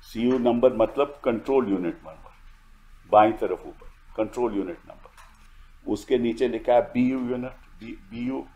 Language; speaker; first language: Hindi; native; Hindi